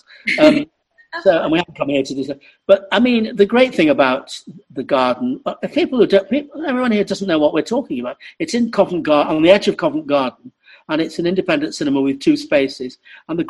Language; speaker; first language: English; native; English